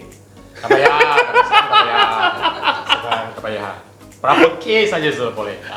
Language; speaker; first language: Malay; non-native, local second language; Chinese